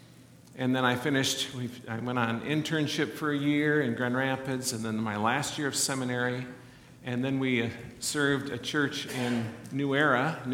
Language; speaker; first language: English; native; English